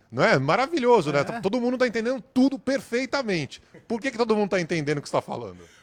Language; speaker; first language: Portuguese; native; Portuguese